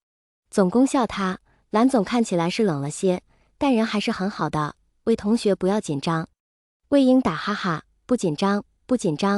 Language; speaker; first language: Chinese; native; Chinese